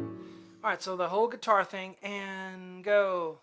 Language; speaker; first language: English; native; English